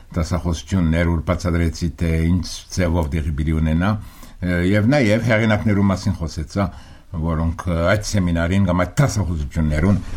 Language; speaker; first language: Armenian; early bilingual, heritage; Armenian